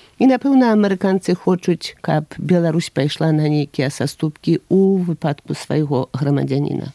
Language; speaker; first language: Belarusian; native; Belarusian